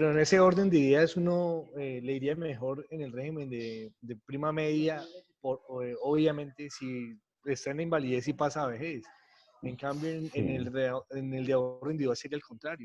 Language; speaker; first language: Spanish; native; Spanish